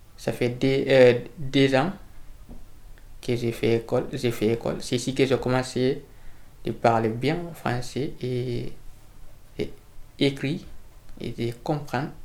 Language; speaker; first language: French; non-native, learner; Fula